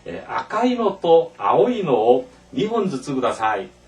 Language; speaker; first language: Japanese; non-native, fluent; Korean